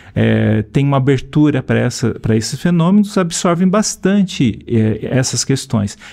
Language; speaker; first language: Portuguese; native; Portuguese